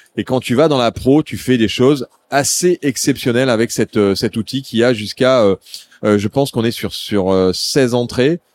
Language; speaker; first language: French; native; French